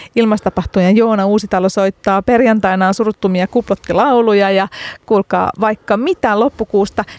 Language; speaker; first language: Finnish; native; Finnish